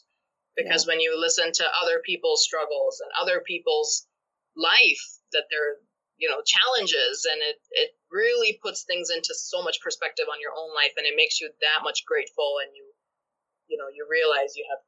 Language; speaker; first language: English; non-native, local second language; Urdu